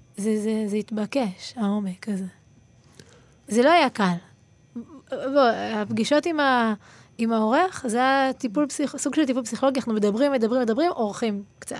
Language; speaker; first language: Hebrew; native; Hebrew